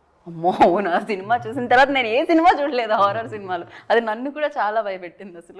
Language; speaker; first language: Telugu; native; Telugu